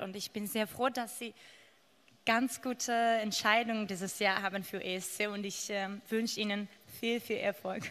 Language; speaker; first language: German; non-native, fluent; Georgian